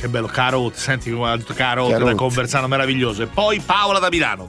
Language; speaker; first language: Italian; native; Italian